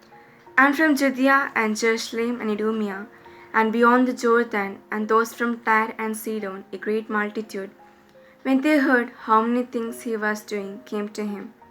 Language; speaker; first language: English; non-native, local second language; Malayalam